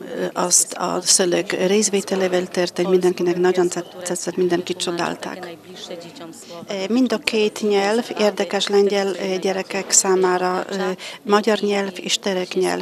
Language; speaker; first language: Hungarian; non-native, fluent; Polish